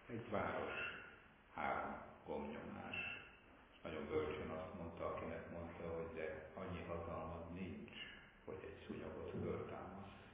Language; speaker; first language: Hungarian; native; Hungarian